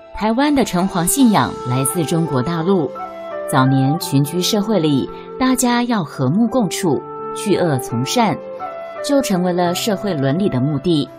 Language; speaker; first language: Chinese; native; Chinese